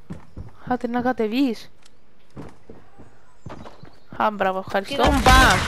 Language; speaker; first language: Greek; native; Greek